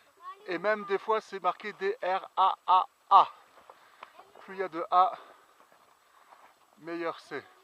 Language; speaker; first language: French; native; French